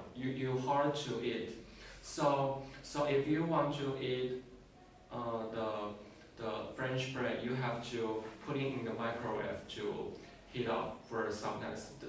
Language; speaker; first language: English; non-native, learner; Chinese